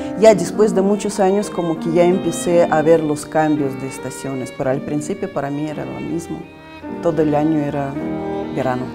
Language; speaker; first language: Spanish; non-native, fluent; Russian